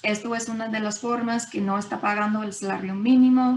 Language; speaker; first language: Spanish; non-native, fluent; English